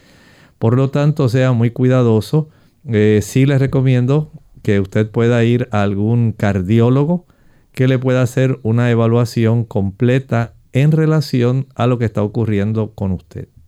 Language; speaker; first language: Spanish; native; Spanish